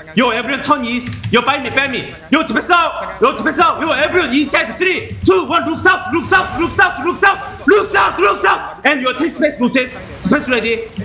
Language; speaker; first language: English; non-native, learner; Korean